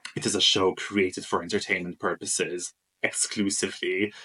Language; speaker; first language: English; non-native, fluent; Maltese